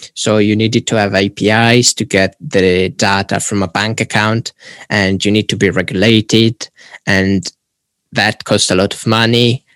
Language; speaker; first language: English; non-native, fluent; Italian